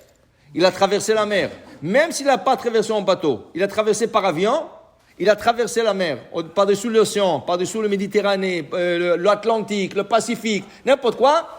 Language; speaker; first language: French; native; French